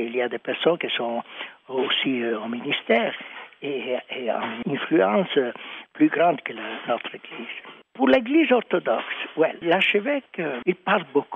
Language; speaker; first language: French; non-native, fluent; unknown